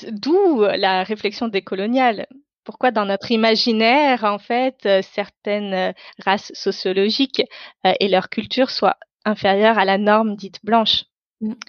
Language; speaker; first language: French; non-native, local second language; Tamil